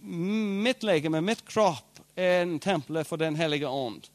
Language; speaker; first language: Norwegian; non-native, fluent; English